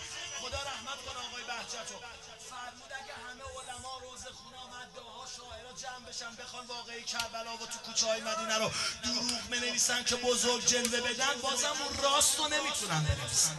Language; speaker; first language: Persian; native; Persian